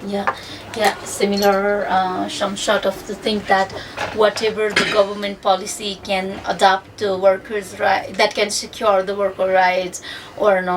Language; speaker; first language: English; non-native, fluent; Nepali